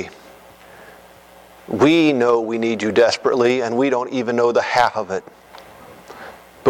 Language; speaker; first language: English; native; English